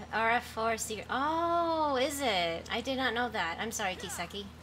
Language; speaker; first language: English; native; English